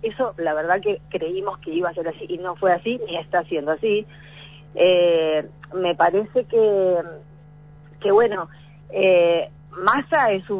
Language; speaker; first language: Spanish; native; Spanish